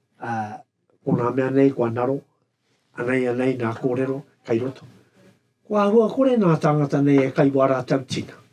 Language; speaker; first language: Māori; native; Māori